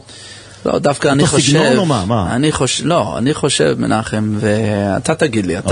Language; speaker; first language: Hebrew; early bilingual, heritage; English